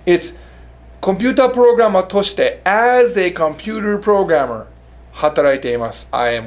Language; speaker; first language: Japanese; non-native, fluent; English